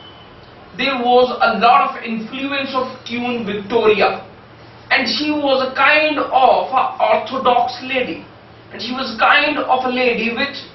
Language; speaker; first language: English; non-native, local second language; Hindi